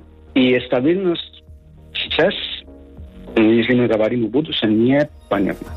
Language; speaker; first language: Russian; non-native, fluent; Spanish